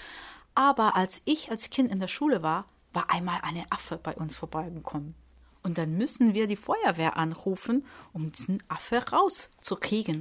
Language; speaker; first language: German; non-native, fluent; Portuguese